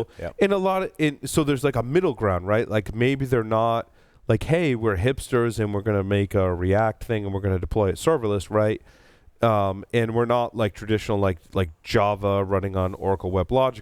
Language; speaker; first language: English; native; English